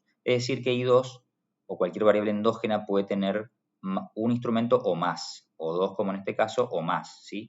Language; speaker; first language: Spanish; native; Spanish